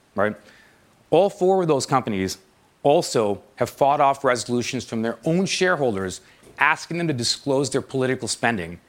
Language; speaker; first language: English; native; English